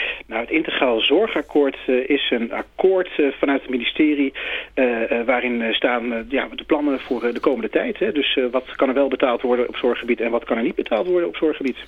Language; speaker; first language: Dutch; native; Dutch